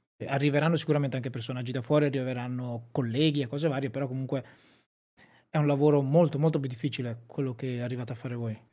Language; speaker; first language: Italian; native; Italian